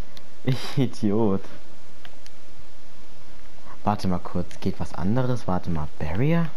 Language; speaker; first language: German; native; German